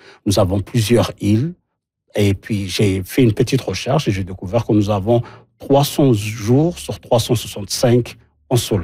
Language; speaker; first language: French; non-native, local second language; Somali